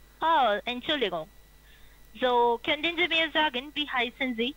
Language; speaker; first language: German; non-native, learner; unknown